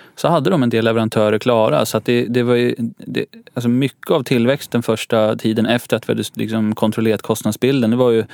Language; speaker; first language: Swedish; native; Swedish